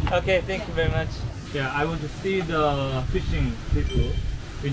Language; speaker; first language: English; non-native, learner; Korean